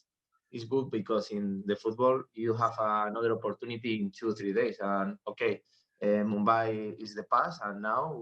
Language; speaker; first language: English; non-native, learner; Spanish